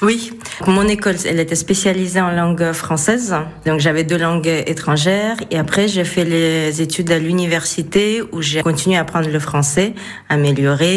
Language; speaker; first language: French; non-native, fluent; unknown